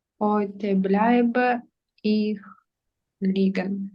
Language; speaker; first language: German; non-native, learner; Ukrainian